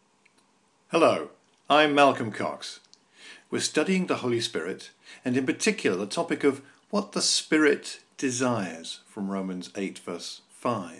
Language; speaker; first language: English; native; English